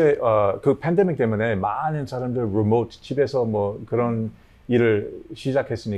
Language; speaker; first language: Korean; non-native, learner; English